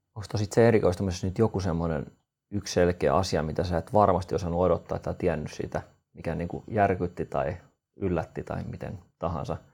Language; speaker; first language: Finnish; non-native, fluent; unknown